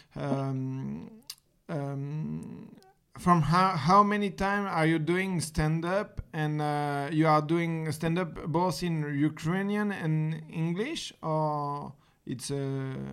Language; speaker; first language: English; non-native, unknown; French